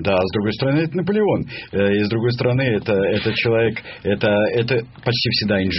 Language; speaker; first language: Russian; native; Russian